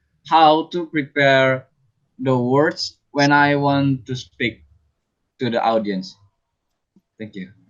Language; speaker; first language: English; non-native, learner; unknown